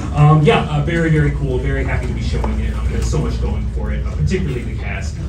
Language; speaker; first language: English; native; English